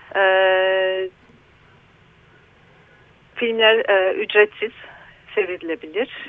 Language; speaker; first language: Turkish; non-native, learner; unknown